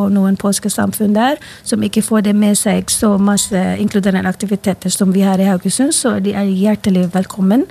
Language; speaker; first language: Norwegian; non-native, fluent; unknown